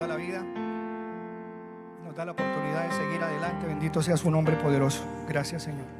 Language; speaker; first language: Spanish; native; Spanish